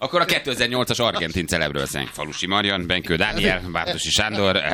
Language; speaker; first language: Hungarian; native; Hungarian